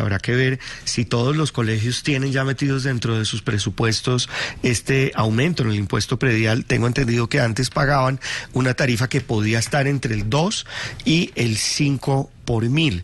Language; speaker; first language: Spanish; native; Spanish